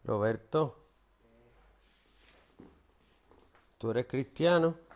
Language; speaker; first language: Spanish; native; Spanish